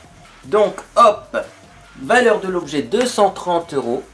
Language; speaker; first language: French; native; French